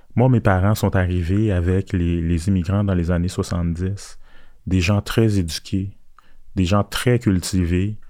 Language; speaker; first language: French; early bilingual, other home language; Haitian Creole